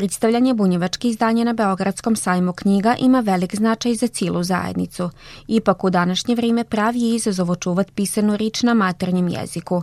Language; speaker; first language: Serbian; native; Serbian